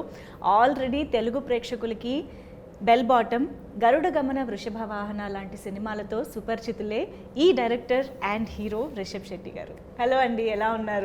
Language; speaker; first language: Telugu; native; Telugu